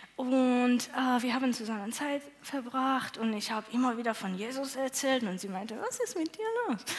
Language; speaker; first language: German; non-native, learner; Persian